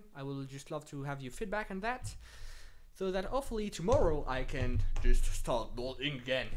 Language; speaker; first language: English; non-native, fluent; French